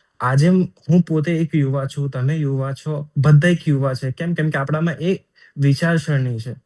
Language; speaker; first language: Gujarati; native; Gujarati